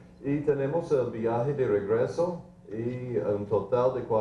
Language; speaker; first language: Spanish; non-native, fluent; English